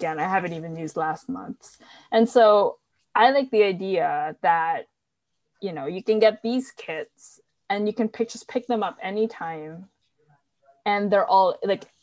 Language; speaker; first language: English; non-native, local second language; Filipino